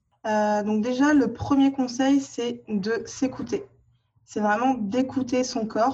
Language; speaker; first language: French; native; French